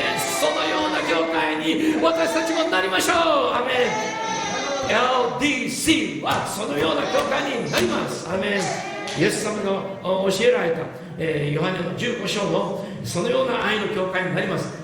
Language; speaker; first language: Japanese; non-native, fluent; English